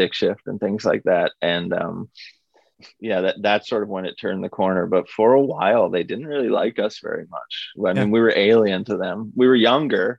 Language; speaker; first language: English; native; English